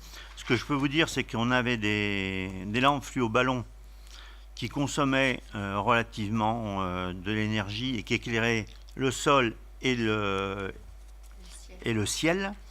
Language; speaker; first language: French; native; French